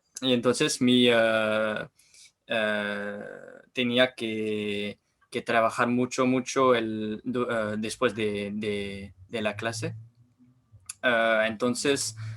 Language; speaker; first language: Spanish; non-native, learner; French